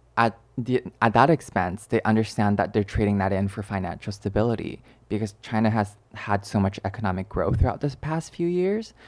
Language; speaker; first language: English; early bilingual, other home language; Chinese